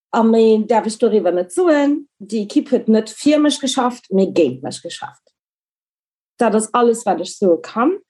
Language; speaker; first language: Luxembourgish; early bilingual, other home language; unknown